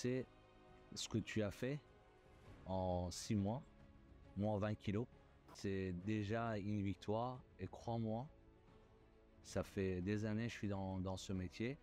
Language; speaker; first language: French; native; French